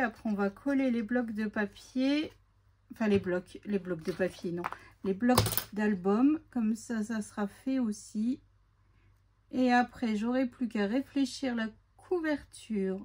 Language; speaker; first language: French; native; French